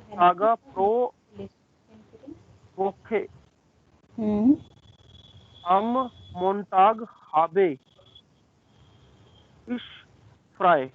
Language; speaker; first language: German; non-native, learner; Hindi